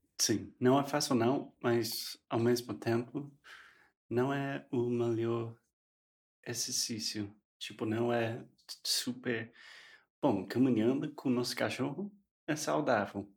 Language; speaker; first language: Portuguese; non-native, fluent; English